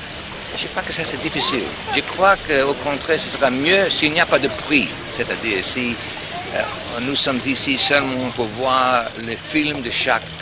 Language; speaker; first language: French; non-native, fluent; English